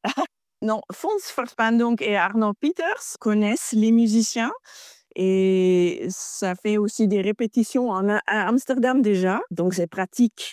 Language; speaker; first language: French; non-native, fluent; Dutch